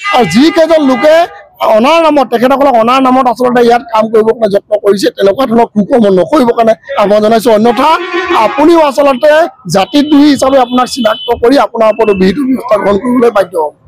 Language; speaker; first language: Assamese; native; Assamese